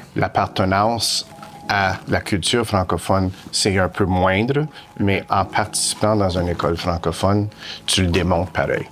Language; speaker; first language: French; native; French